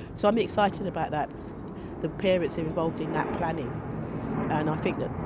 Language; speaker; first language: English; native; English